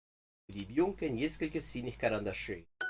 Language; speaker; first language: Russian; non-native, learner; English